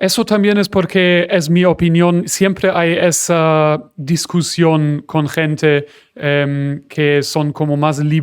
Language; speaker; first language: Spanish; non-native, fluent; German